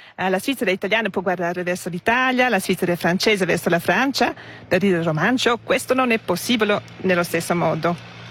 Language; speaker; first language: Italian; non-native, local second language; Romansh